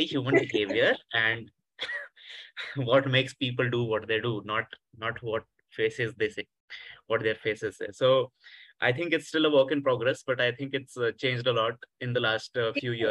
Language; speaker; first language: English; non-native, local second language; Hindi